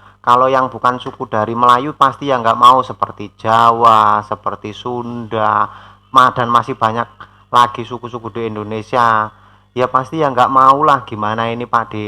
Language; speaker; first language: Indonesian; native; Indonesian